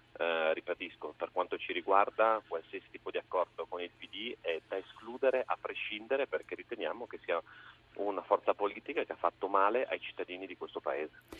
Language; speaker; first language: Italian; native; Italian